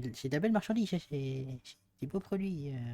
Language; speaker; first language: French; native; French